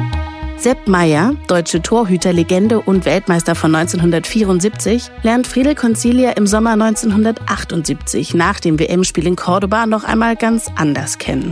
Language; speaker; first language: German; native; German